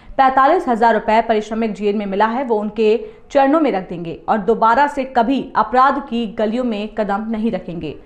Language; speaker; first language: Hindi; native; Hindi